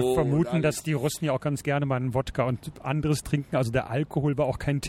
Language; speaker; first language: German; native; German